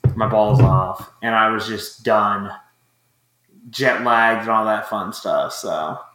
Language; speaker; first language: English; native; English